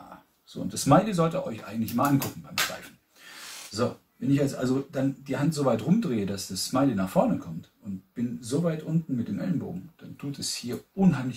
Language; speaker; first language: German; native; German